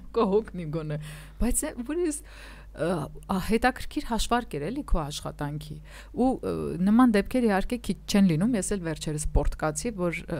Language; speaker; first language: Armenian; native; Armenian